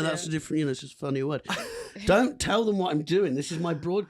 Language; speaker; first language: English; native; English